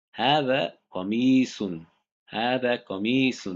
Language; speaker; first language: Arabic; non-native, fluent; English